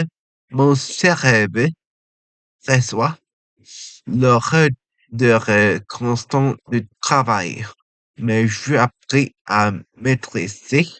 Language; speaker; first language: French; non-native, learner; Japanese